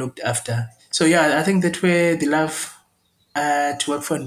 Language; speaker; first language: English; non-native, local second language; Zulu